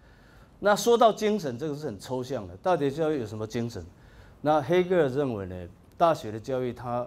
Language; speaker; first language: Chinese; native; Chinese